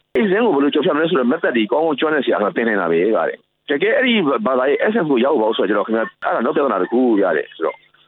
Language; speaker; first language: Burmese; native; Burmese